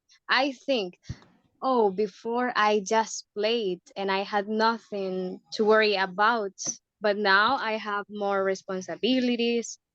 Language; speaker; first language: English; non-native, learner; Spanish